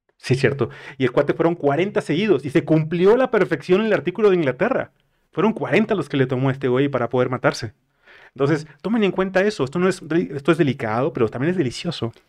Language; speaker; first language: Spanish; native; Spanish